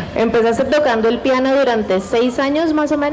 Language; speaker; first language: Spanish; native; Spanish